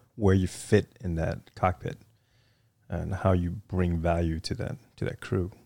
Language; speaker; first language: English; non-native, fluent; French